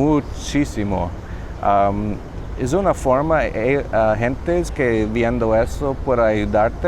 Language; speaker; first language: Spanish; non-native, learner; English